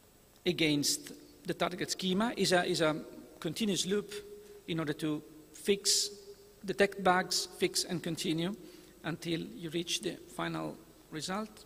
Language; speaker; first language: English; non-native, fluent; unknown